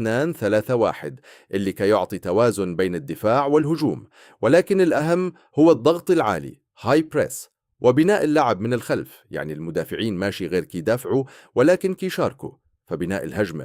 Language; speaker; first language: Arabic; native; Arabic